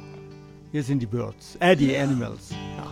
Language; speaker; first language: German; native; German